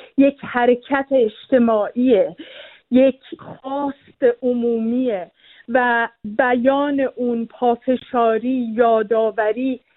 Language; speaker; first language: Persian; native; Persian